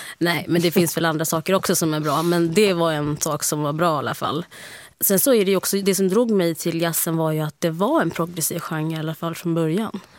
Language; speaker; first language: Swedish; early bilingual, heritage; Swedish